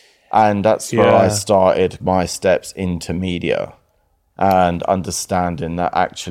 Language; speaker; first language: English; native; English